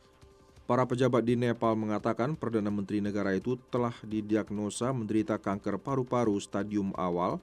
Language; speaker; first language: Indonesian; native; Indonesian